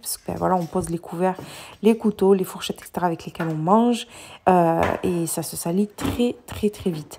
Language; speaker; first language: French; native; French